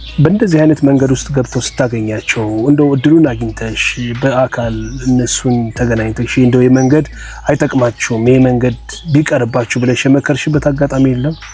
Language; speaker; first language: Amharic; native; Amharic